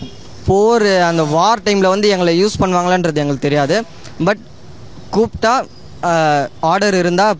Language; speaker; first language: Tamil; native; Tamil